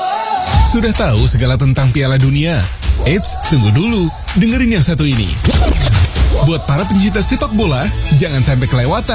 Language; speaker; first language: Indonesian; native; Indonesian